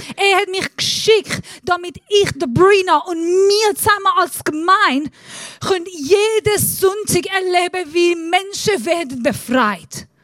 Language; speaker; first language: German; non-native, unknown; Persian